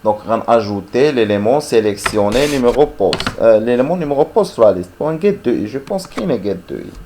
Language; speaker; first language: French; non-native, local second language; Arabic